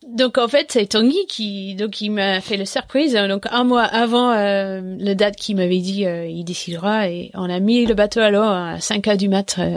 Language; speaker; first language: French; non-native, fluent; English